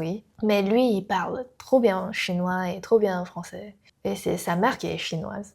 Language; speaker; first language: French; non-native, learner; Chinese